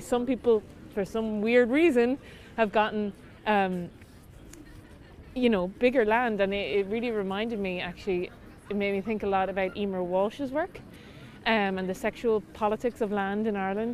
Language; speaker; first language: English; native; English